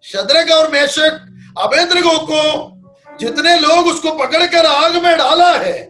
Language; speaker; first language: Hindi; non-native, local second language; Malayalam